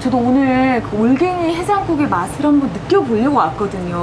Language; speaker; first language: Korean; native; Korean